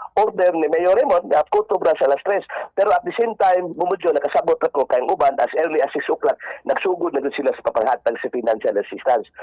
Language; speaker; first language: Cebuano; native; Cebuano